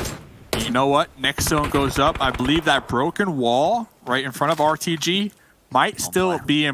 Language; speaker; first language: English; native; English